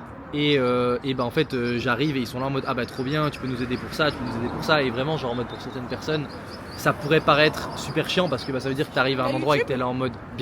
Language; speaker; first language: French; native; French